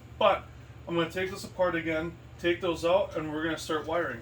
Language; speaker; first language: English; native; English